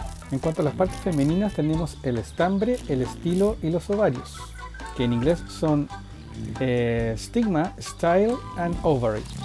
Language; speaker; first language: Spanish; native; Spanish